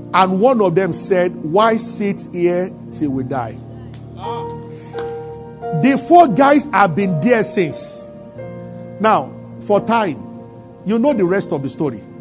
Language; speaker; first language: English; non-native, local second language; Yoruba